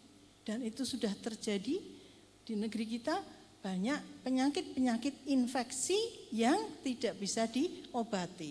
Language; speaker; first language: Indonesian; native; Indonesian